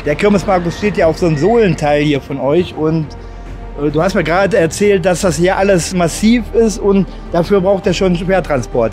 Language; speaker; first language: German; native; German